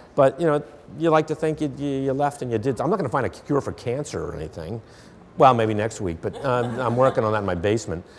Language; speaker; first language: English; native; English